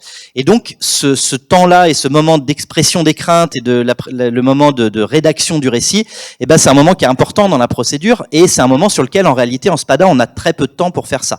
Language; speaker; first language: French; native; French